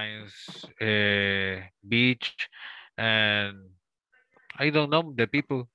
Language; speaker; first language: English; non-native, learner; Spanish